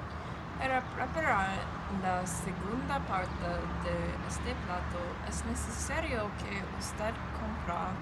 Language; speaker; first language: Spanish; non-native, learner; English